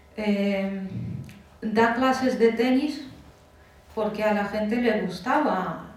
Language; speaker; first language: Spanish; non-native, fluent; Russian